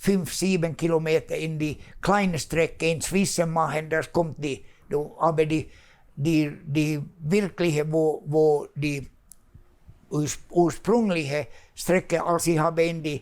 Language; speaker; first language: German; non-native, fluent; Finnish